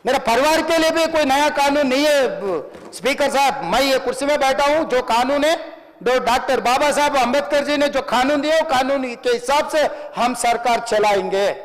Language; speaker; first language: Hindi; non-native, local second language; Telugu